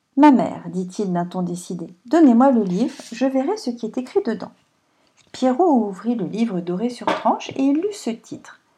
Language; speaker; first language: French; native; French